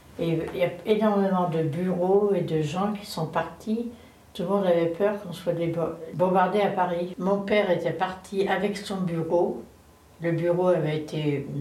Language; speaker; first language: French; native; French